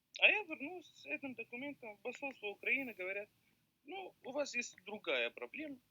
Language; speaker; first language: Russian; non-native, learner; Arabic